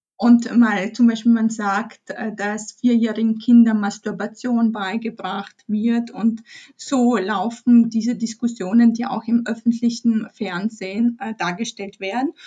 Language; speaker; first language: German; early bilingual, other home language; Polish